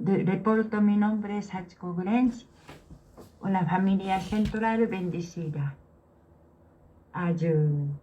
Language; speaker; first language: Spanish; non-native, learner; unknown